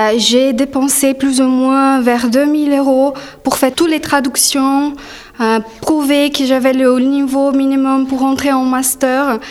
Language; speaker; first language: French; non-native, fluent; Portuguese